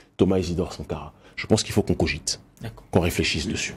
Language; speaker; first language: French; native; French